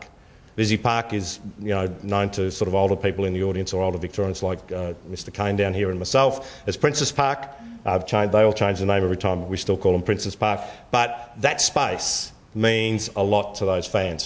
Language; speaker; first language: English; native; English